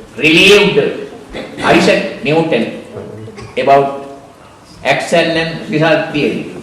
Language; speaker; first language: English; non-native, local second language; Sinhala